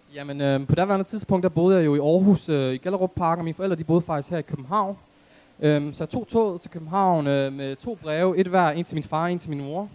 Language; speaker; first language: Danish; early bilingual, other home language; Arabic